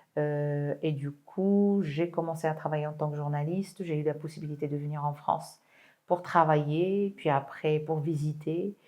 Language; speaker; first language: French; non-native, local second language; Arabic